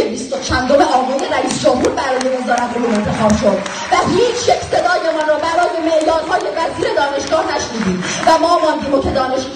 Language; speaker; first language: Persian; non-native, local second language; Kurdish